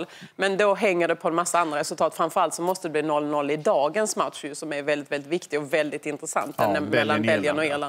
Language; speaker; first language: Swedish; native; Swedish